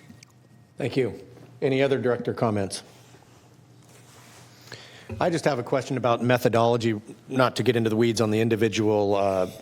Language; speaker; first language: English; native; English